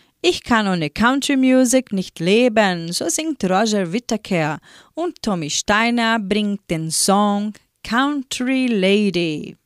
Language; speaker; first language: German; native; German